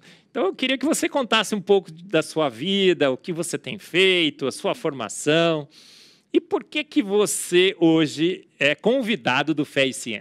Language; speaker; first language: Portuguese; native; Portuguese